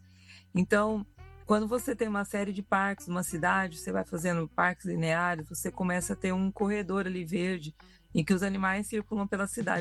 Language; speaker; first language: Portuguese; native; Portuguese